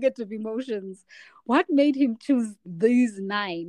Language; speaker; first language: English; non-native, local second language; Xhosa